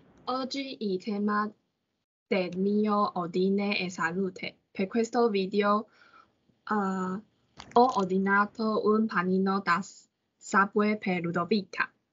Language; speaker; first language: Italian; non-native, learner; Chinese